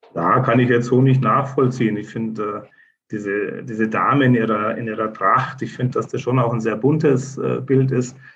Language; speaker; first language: German; native; German